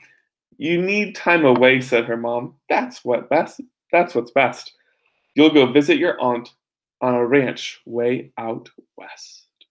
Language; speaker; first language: English; native; English